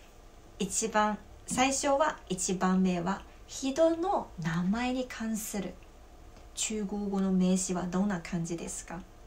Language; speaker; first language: Japanese; non-native, fluent; Chinese